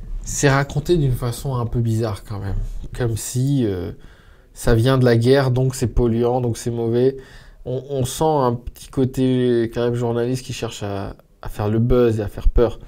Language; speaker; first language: French; native; French